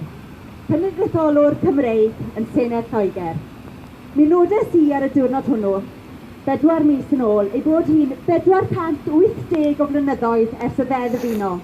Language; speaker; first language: Welsh; native; Welsh